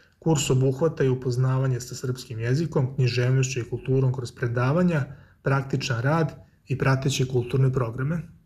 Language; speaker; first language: Serbian; native; Serbian